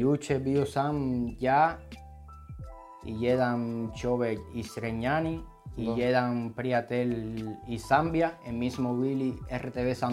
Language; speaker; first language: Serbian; non-native, learner; Spanish